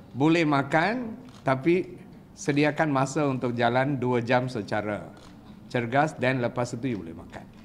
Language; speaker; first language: Malay; non-native, local second language; Tamil